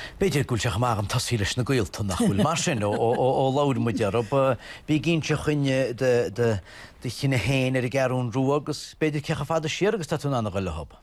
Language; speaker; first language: Irish; native; Irish